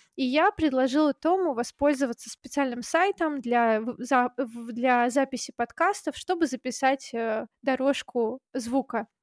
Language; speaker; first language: Russian; native; Russian